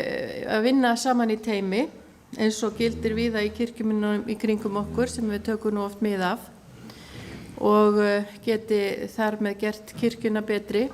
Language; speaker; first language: Icelandic; native; Icelandic